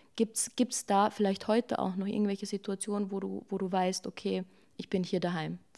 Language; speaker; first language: German; early bilingual, other home language; Bosnian